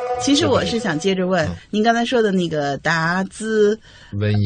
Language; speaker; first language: Chinese; native; Chinese